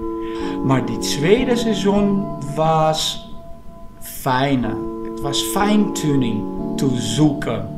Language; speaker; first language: Dutch; non-native, fluent; Portuguese